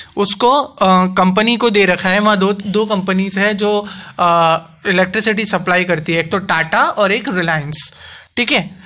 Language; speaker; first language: Hindi; non-native, local second language; Gujarati